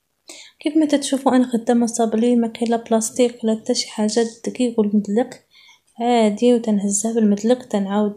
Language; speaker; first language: Arabic; native; Arabic